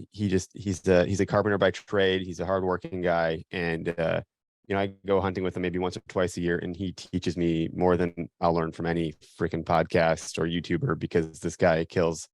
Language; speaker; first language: English; native; English